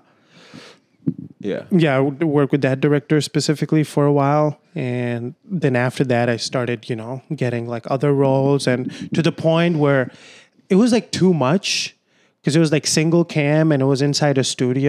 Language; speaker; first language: English; non-native, local second language; Urdu